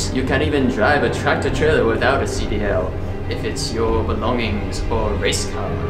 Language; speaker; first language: English; non-native, fluent; Ukrainian